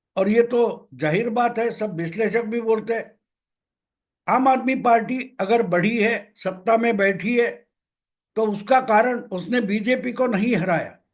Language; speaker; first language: Hindi; non-native, local second language; Marathi